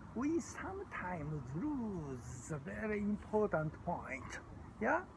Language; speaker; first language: English; non-native, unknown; Japanese